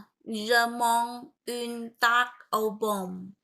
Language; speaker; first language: French; non-native, learner; Vietnamese